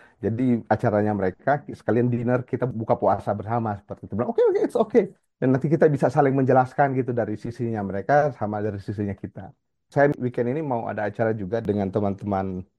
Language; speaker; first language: Indonesian; native; Indonesian